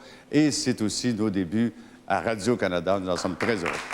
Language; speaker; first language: French; native; French